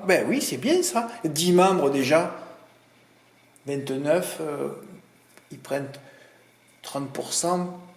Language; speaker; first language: French; native; French